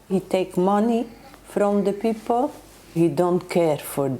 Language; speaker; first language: English; non-native, learner; Dutch